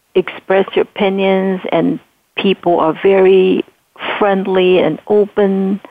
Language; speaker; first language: English; non-native, fluent; Chinese